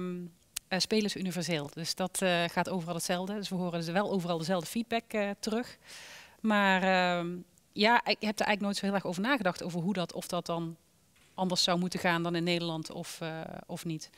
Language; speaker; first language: Dutch; native; Dutch